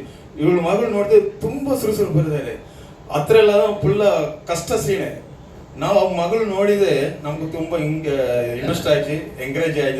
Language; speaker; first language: Kannada; non-native, learner; Tamil